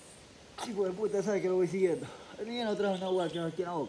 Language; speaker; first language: Spanish; native; Spanish